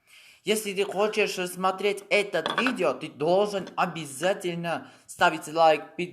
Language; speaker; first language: Russian; non-native, fluent; Armenian